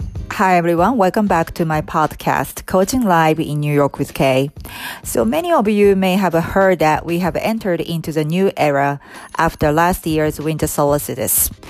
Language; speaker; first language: English; non-native, fluent; Japanese